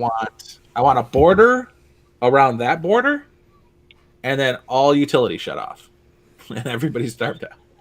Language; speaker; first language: English; native; English